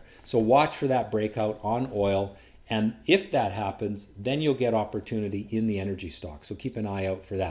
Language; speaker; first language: English; native; English